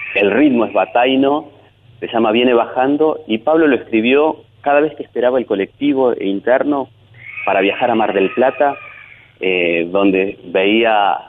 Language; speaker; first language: Spanish; native; Spanish